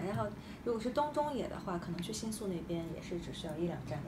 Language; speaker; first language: Chinese; native; Chinese